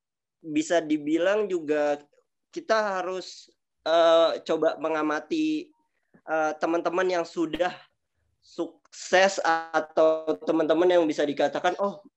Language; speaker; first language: Indonesian; native; Indonesian